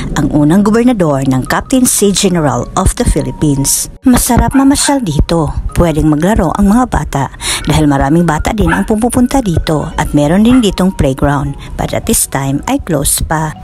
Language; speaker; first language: Filipino; non-native, local second language; Cebuano